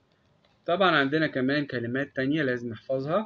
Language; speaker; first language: Arabic; native; Arabic